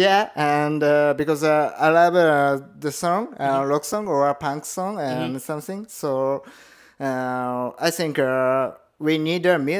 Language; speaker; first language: English; non-native, learner; Japanese